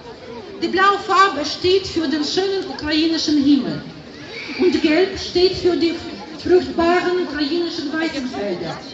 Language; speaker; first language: German; non-native, fluent; Ukrainian